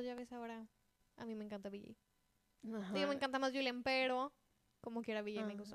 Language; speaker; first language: Spanish; native; Spanish